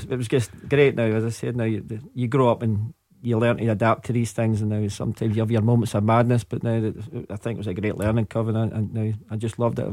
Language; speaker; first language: English; native; English